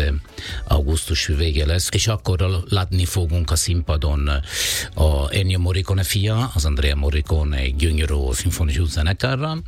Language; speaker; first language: Hungarian; non-native, fluent; Italian